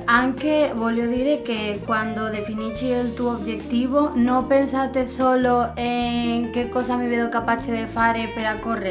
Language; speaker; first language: Italian; non-native, learner; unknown